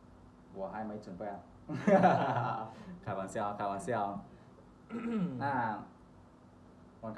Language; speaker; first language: Chinese; non-native, learner; Thai